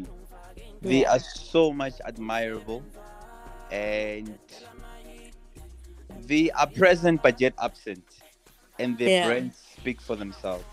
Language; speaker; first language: English; non-native, local second language; Zulu